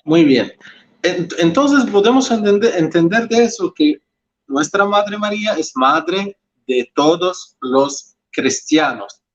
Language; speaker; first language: Spanish; non-native, fluent; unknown